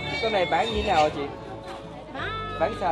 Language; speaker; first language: Vietnamese; early bilingual, heritage; Vietnamese